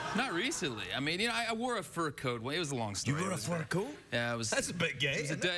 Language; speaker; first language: English; native; English